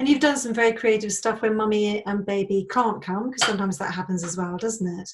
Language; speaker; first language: English; native; English